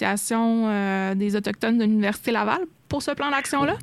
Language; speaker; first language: French; native; French